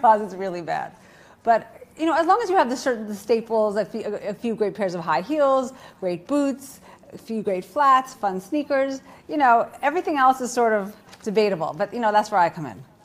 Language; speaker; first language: English; native; English